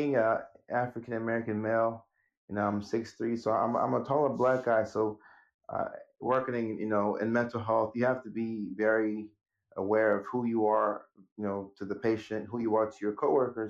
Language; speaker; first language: English; native; English